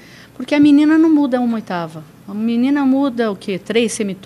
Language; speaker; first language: Portuguese; native; Portuguese